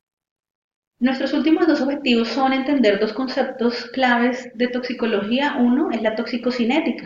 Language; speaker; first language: Spanish; native; Spanish